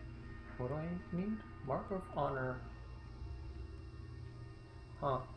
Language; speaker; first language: English; native; English